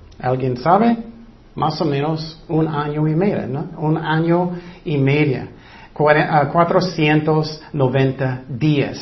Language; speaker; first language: Spanish; non-native, fluent; English